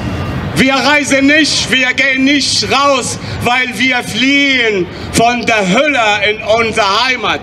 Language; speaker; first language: German; non-native, fluent; Arabic